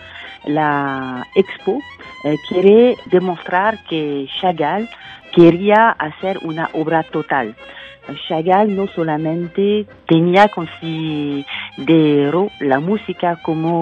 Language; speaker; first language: Spanish; non-native, fluent; French